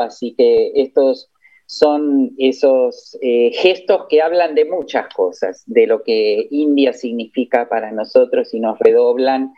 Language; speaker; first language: Spanish; native; Spanish